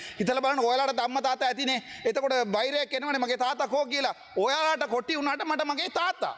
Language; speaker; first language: Sinhala; non-native, local second language; Tamil